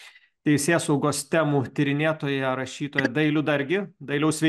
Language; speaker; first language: Lithuanian; native; Lithuanian